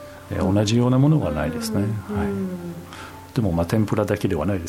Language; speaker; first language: Japanese; non-native, fluent; French